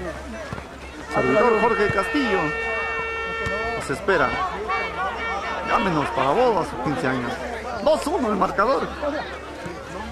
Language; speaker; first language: Spanish; native; Spanish